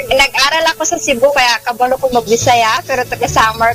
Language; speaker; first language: Cebuano; non-native, local second language; Filipino